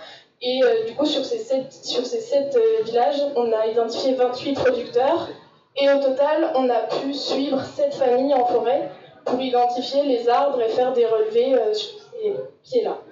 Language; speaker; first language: French; native; French